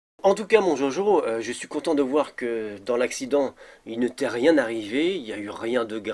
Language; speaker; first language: French; native; French